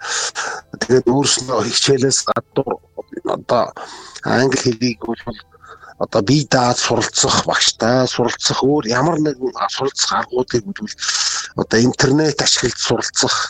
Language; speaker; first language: Mongolian; native; Mongolian